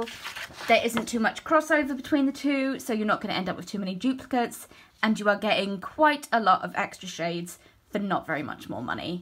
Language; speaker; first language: English; native; English